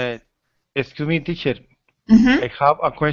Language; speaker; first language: English; non-native, learner; Spanish